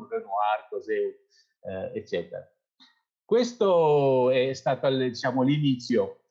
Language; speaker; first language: Italian; non-native, fluent; Kabyle